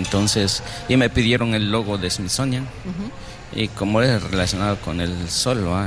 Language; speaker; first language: Spanish; non-native, local second language; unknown